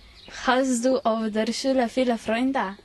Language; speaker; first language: German; non-native, learner; Slovenian